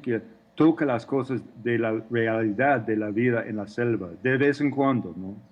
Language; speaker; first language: Spanish; non-native, fluent; English